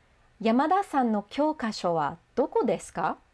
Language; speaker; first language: Japanese; non-native, fluent; English